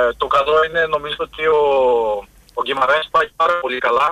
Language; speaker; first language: Greek; non-native, fluent; Portuguese